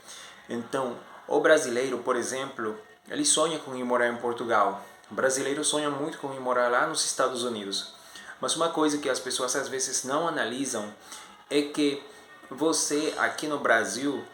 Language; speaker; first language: Portuguese; non-native, fluent; Spanish